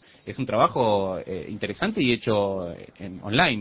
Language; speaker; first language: Spanish; native; Spanish